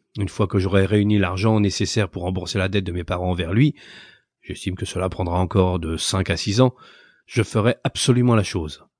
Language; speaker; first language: French; native; French